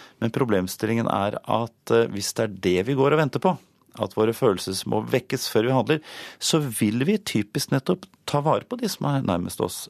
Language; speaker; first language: Norwegian; native; Norwegian